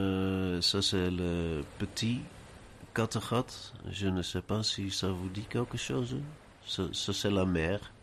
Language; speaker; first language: French; non-native, learner; Dutch